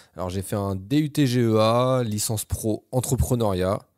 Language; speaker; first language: French; native; French